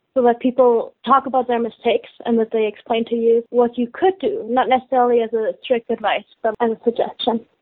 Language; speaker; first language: English; non-native, fluent; German